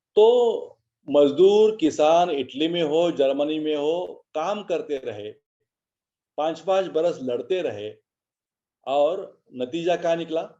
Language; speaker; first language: Hindi; non-native, local second language; Marathi